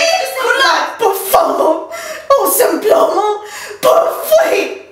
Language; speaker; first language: French; non-native, learner; English